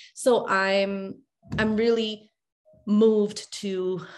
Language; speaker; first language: English; native; English